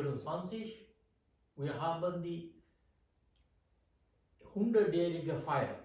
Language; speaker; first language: German; non-native, learner; Sinhala